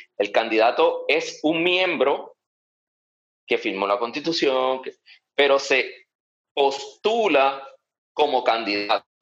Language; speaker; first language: Spanish; early bilingual, heritage; Spanish